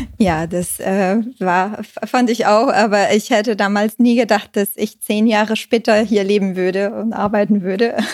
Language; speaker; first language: German; non-native, fluent; Portuguese